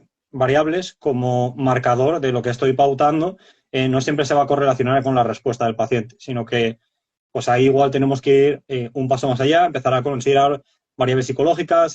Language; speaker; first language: Spanish; native; Spanish